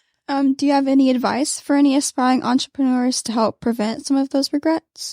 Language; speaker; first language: English; native; English